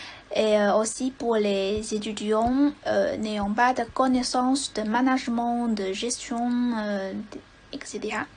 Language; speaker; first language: French; non-native, fluent; Chinese